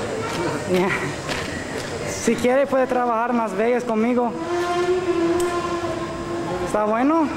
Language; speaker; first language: Spanish; non-native, learner; English